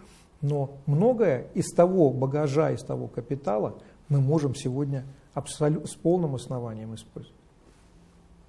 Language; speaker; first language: Russian; native; Russian